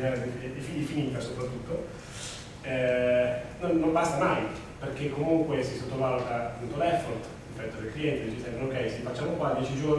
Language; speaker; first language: Italian; native; Italian